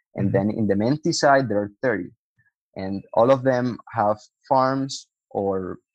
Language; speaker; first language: English; non-native, fluent; Spanish